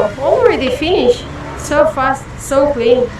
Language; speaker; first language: English; non-native, fluent; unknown